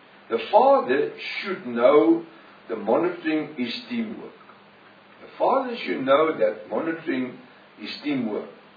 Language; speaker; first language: English; non-native, local second language; Afrikaans